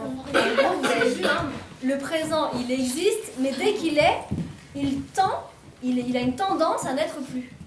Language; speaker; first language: French; native; French